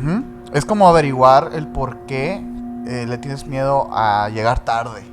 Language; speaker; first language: Spanish; native; Spanish